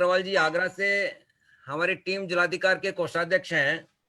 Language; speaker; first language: Hindi; native; Hindi